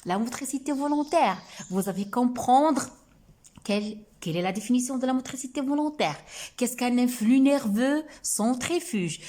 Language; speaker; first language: French; non-native, local second language; Arabic